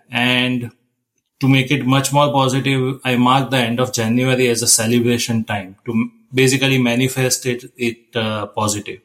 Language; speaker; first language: English; non-native, local second language; Gujarati